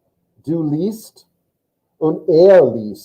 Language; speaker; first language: German; non-native, fluent; English